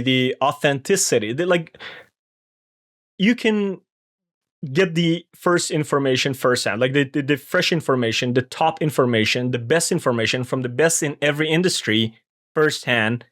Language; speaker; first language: English; non-native, fluent; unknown